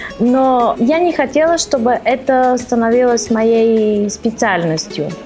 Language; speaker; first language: Russian; early bilingual, heritage; Russian